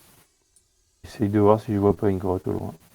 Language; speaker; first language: French; native; French